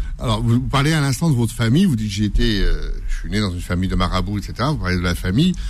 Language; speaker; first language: French; early bilingual, other home language; Kabyle